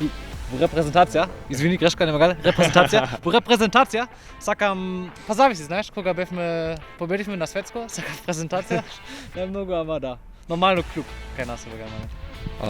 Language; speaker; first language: Macedonian; non-native, learner; German